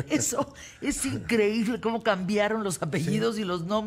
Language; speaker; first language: Spanish; native; Spanish